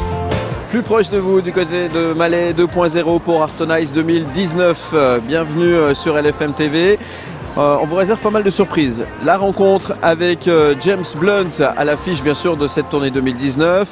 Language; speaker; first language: French; native; French